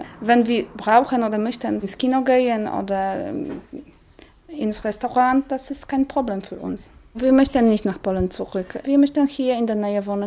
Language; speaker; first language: German; non-native, learner; Polish